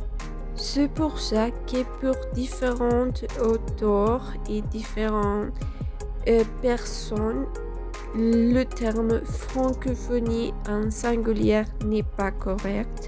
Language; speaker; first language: French; non-native, fluent; Spanish